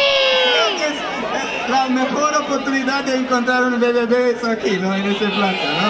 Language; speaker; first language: Spanish; non-native, learner; Romanian